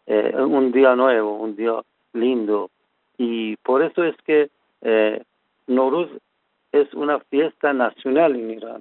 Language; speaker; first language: Spanish; non-native, fluent; Persian